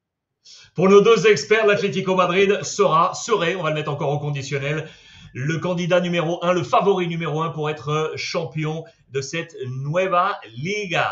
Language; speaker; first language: French; native; French